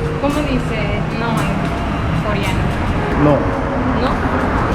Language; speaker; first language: Spanish; non-native, learner; Korean